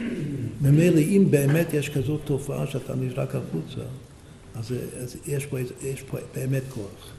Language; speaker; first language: Hebrew; non-native, fluent; English